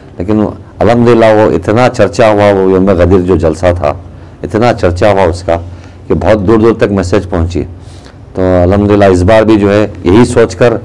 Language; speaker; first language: Urdu; native; Urdu